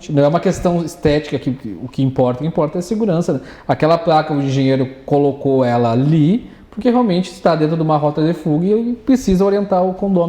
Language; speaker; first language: Portuguese; native; Portuguese